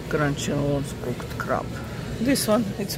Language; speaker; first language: English; non-native, learner; Russian